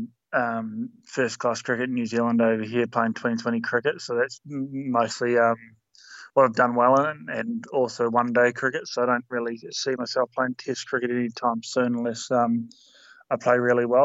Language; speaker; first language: English; native; English